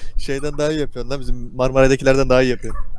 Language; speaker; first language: Turkish; native; Turkish